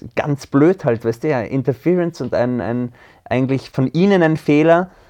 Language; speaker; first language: German; early bilingual, other home language; French